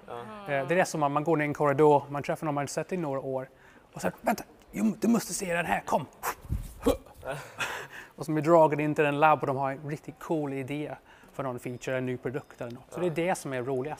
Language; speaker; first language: Swedish; non-native, fluent; English